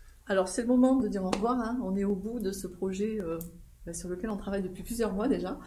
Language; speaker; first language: French; native; French